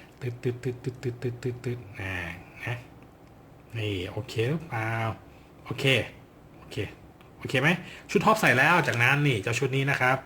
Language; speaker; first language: Thai; native; Thai